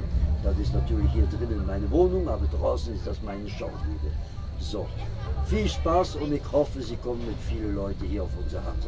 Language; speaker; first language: German; non-native, fluent; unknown